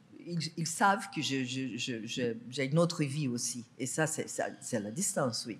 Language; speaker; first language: French; non-native, fluent; Portuguese